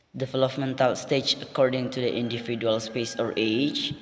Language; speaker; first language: English; non-native, learner; Indonesian